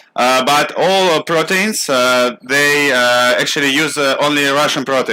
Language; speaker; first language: English; non-native, learner; Russian